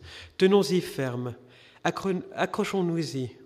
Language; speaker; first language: French; native; French